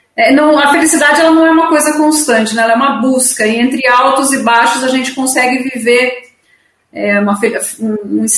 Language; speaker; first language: Portuguese; native; Portuguese